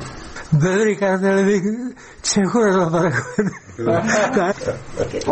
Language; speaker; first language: Georgian; non-native, fluent; Czech